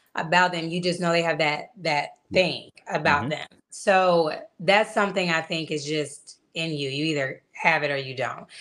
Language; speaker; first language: English; native; English